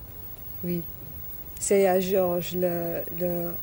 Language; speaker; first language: French; non-native, learner; English